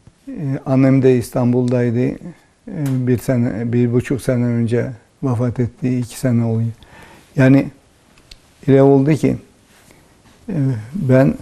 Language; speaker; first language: Turkish; early bilingual, heritage; Turkish